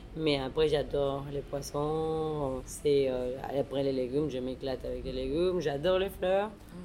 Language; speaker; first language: French; non-native, fluent; Spanish